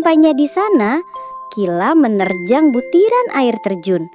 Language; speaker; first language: Indonesian; native; Indonesian